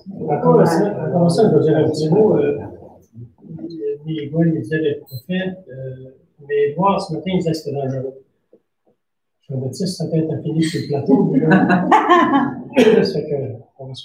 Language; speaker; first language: French; native; French